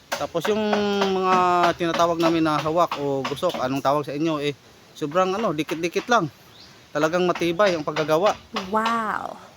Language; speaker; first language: Filipino; native; Filipino